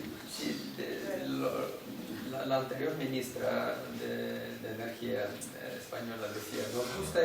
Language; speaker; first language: Spanish; non-native, fluent; Russian